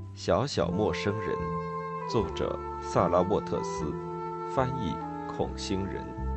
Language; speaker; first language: Chinese; native; Chinese